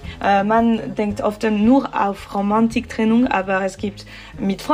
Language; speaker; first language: German; non-native, learner; French